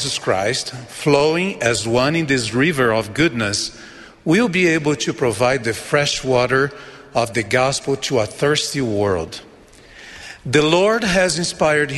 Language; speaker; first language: English; non-native, fluent; Portuguese